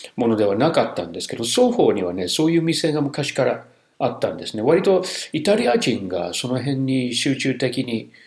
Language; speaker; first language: Japanese; non-native, fluent; English